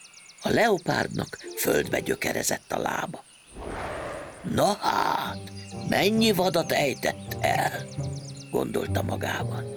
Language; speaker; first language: Hungarian; native; Hungarian